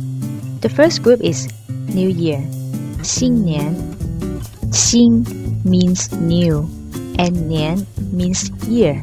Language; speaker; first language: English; non-native, fluent; Chinese